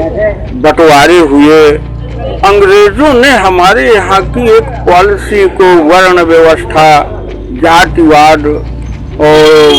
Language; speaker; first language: Hindi; native; Hindi